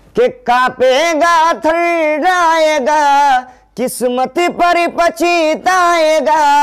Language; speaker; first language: Hindi; non-native, local second language; Urdu